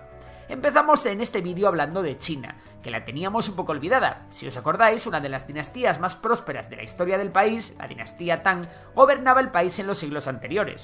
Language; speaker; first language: Spanish; native; Spanish